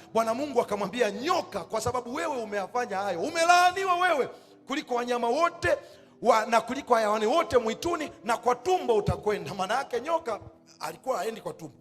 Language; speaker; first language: Swahili; native; Swahili